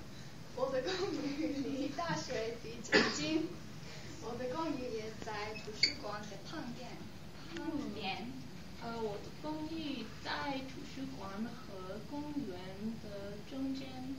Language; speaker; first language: Chinese; non-native, learner; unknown